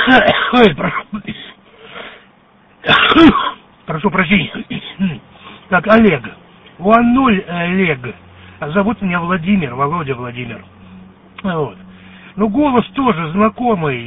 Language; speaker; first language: Russian; native; Russian